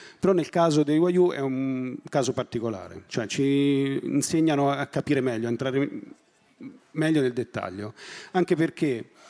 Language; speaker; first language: Italian; native; Italian